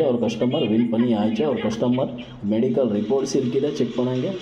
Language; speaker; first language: Tamil; non-native, learner; Kannada